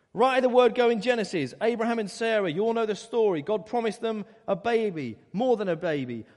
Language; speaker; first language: English; native; English